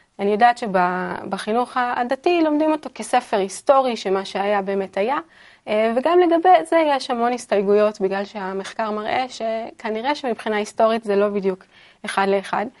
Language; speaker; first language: Hebrew; native; Hebrew